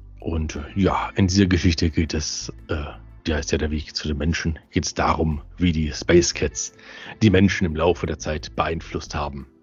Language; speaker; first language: German; native; German